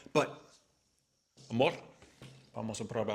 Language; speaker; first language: Spanish; non-native, learner; English